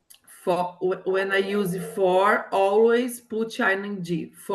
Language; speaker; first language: English; non-native, learner; Portuguese